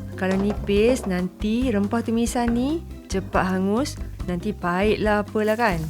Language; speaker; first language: Malay; native; Malay